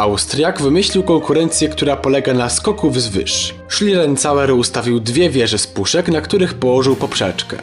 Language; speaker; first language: Polish; native; Polish